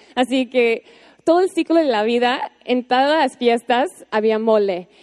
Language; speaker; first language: Spanish; non-native, fluent; English